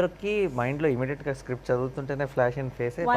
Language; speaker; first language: Telugu; native; Telugu